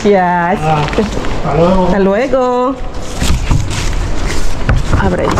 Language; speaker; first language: Spanish; non-native, fluent; Filipino